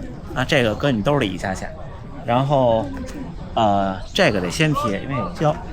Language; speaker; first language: Chinese; native; Chinese